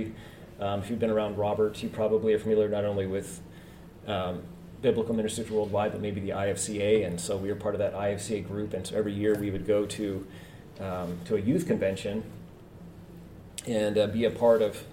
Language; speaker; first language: English; native; English